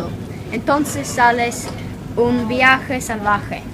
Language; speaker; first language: Spanish; non-native, learner; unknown